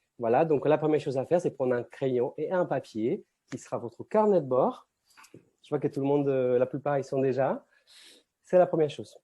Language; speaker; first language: French; non-native, fluent; Spanish